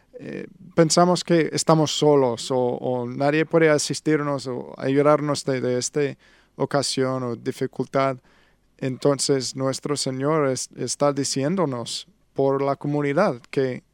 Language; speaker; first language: Spanish; non-native, learner; English